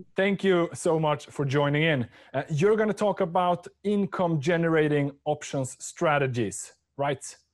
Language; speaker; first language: English; non-native, fluent; Swedish